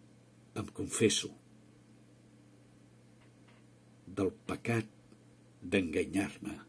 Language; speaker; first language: Catalan; native; Catalan